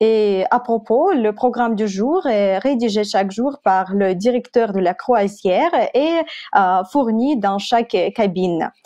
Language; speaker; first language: French; non-native, fluent; Russian